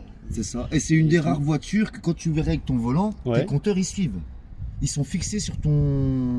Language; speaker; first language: French; native; French